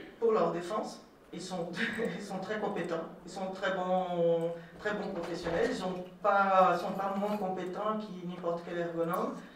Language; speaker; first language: French; non-native, fluent; Portuguese